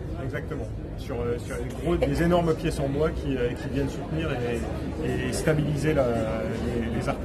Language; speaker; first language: French; native; French